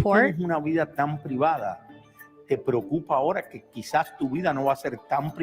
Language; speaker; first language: Spanish; native; Spanish